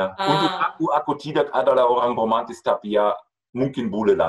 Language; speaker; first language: Indonesian; non-native, fluent; German